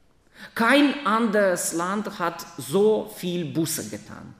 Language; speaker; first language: German; non-native, fluent; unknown